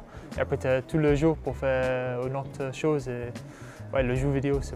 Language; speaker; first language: French; non-native, learner; English